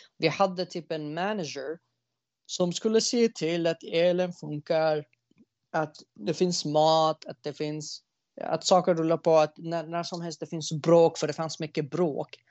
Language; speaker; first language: Swedish; early bilingual, other home language; Arabic